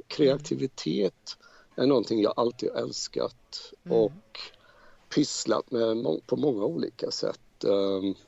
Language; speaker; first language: Swedish; native; Swedish